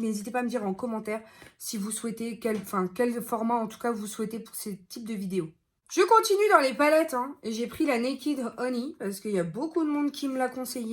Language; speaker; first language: French; native; French